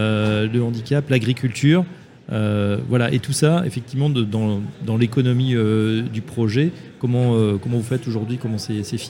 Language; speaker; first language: French; native; French